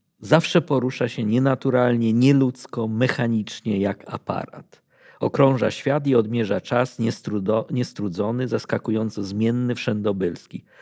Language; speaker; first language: Polish; native; Polish